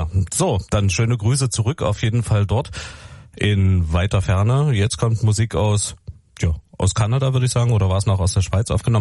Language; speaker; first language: German; native; German